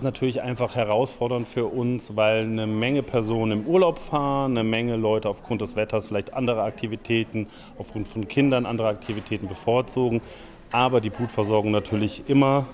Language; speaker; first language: German; non-native, local second language; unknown